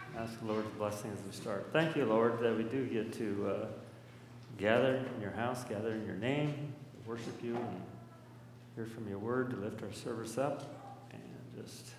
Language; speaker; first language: English; native; English